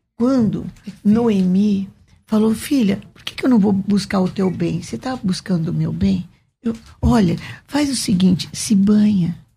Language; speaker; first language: Portuguese; native; Portuguese